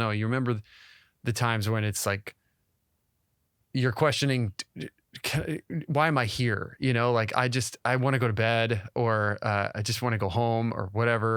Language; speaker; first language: English; native; English